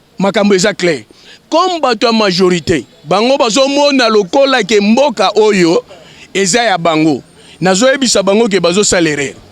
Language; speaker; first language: Lingala; native; Lingala